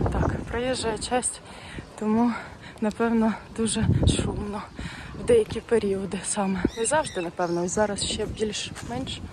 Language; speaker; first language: Ukrainian; non-native, local second language; Russian